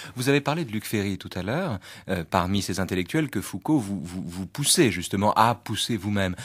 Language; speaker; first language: French; native; French